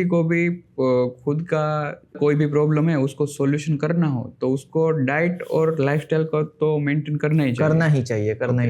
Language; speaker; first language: Hindi; non-native, local second language; Gujarati